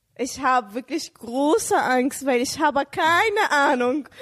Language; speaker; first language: German; non-native, learner; Arabic